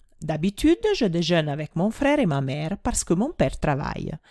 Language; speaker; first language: French; non-native, fluent; Italian